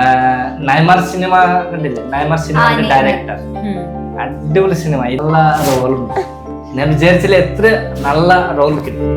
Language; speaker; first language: Malayalam; non-native, local second language; Bangla